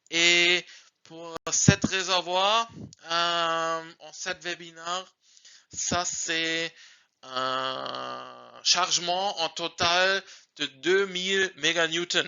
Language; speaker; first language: French; non-native, learner; German